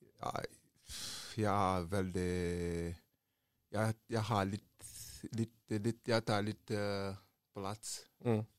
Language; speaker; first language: Norwegian; non-native, learner; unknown